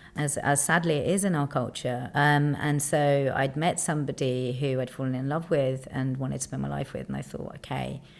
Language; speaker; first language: English; native; English